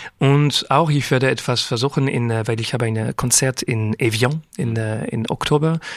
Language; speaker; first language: German; non-native, learner; French